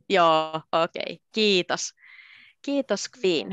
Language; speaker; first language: Finnish; native; Finnish